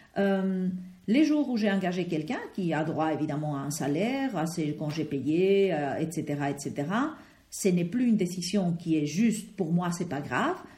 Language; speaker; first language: French; non-native, fluent; Spanish